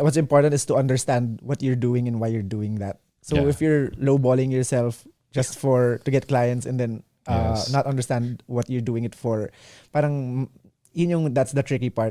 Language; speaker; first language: English; non-native, local second language; Filipino